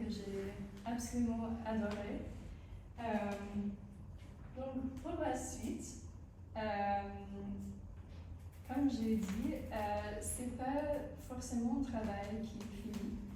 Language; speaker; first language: French; non-native, fluent; English